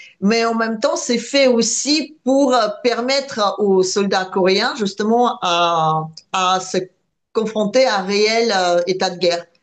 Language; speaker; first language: French; non-native, fluent; Russian